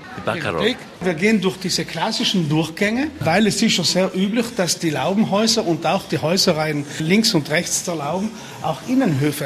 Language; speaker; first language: German; native; German